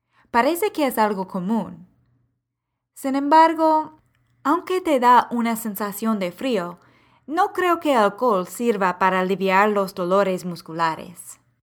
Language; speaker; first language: Spanish; non-native, fluent; English